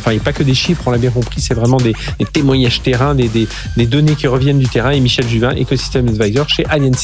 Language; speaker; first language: French; native; French